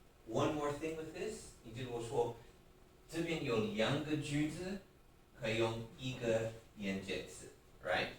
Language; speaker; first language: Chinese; non-native, fluent; English